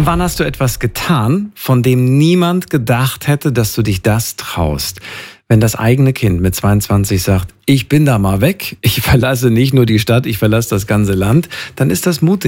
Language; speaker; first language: German; native; German